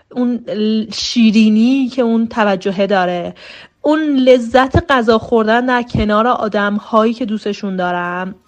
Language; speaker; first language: Persian; native; Persian